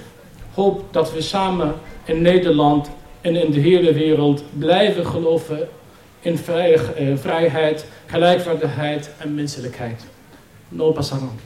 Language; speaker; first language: Dutch; non-native, fluent; Arabic